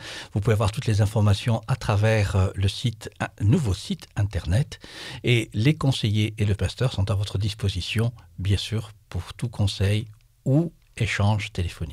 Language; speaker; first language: French; native; French